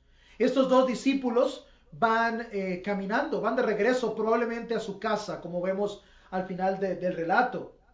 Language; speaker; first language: Spanish; native; Spanish